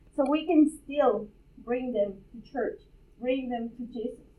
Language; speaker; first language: English; non-native, fluent; Spanish